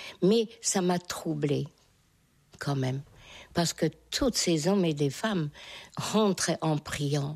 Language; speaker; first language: French; non-native, fluent; Hungarian